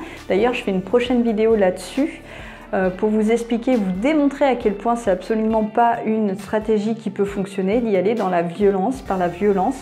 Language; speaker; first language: French; native; French